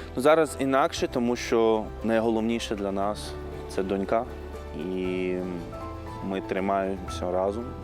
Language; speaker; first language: Ukrainian; early bilingual, heritage; Arabic